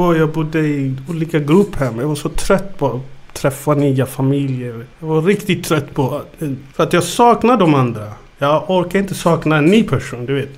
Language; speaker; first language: Swedish; early bilingual, other home language; Amharic